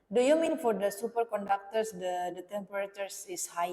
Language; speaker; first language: English; non-native, local second language; Indonesian